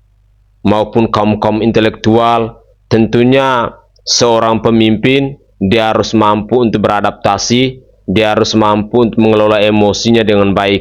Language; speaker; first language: Indonesian; native; Indonesian